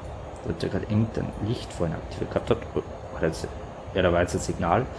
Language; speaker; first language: German; native; German